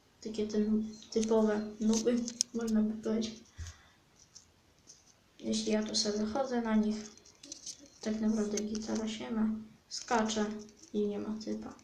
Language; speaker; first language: Polish; native; Polish